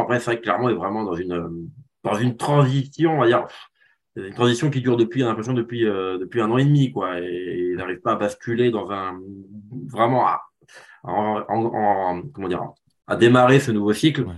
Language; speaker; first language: French; native; French